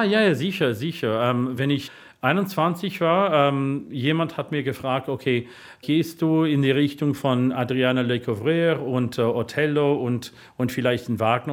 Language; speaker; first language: German; non-native, fluent; English